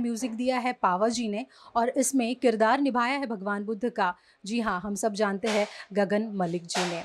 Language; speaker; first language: Hindi; native; Hindi